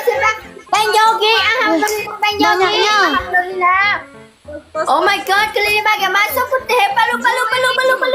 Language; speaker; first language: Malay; non-native, learner; Vietnamese